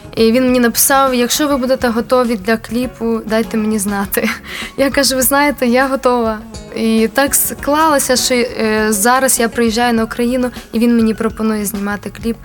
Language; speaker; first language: Ukrainian; non-native, local second language; Russian